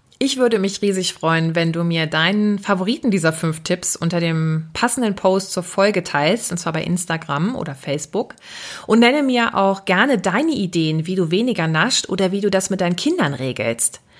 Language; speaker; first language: German; native; German